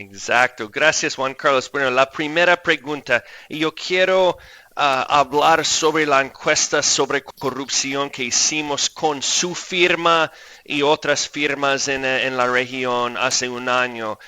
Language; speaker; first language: Spanish; non-native, fluent; English